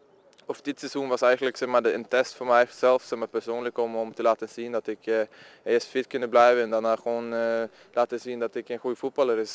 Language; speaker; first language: Dutch; non-native, fluent; Swedish